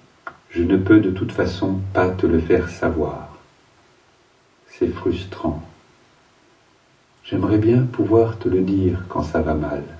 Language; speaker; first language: French; native; French